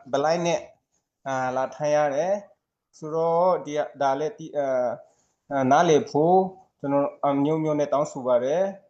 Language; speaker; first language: Burmese; non-native, local second language; Hakha Chin